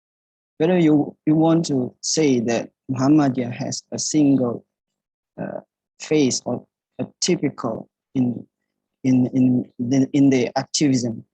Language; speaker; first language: English; non-native, learner; Indonesian